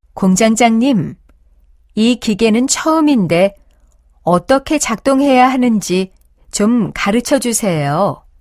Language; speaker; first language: Korean; native; Korean